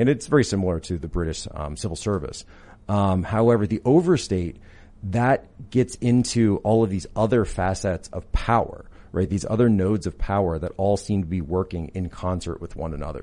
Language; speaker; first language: English; native; English